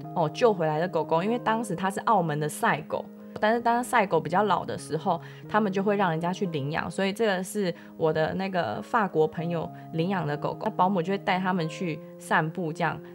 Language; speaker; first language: Chinese; native; Chinese